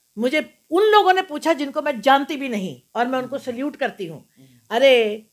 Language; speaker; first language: Urdu; non-native, local second language; Punjabi